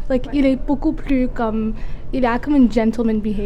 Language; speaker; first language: French; non-native, learner; English